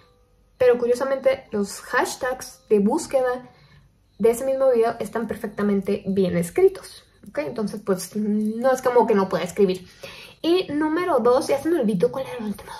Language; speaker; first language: Spanish; native; Spanish